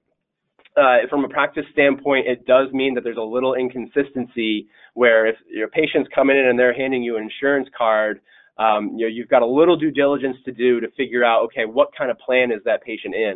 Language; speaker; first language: English; native; English